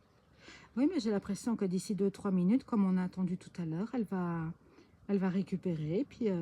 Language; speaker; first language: French; native; French